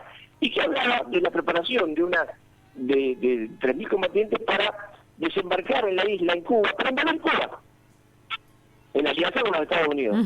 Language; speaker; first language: Spanish; native; Spanish